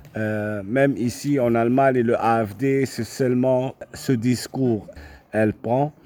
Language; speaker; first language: French; non-native, local second language; Arabic